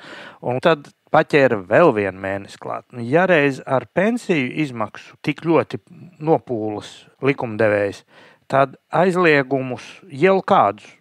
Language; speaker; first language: Latvian; native; Latvian